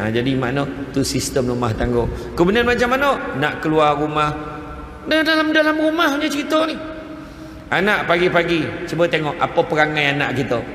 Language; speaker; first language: Malay; native; Malay